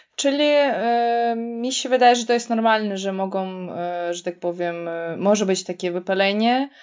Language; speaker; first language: Polish; non-native, fluent; Russian